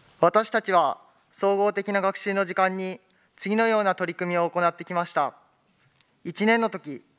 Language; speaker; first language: Japanese; native; Japanese